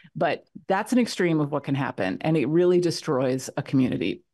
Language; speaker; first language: English; native; English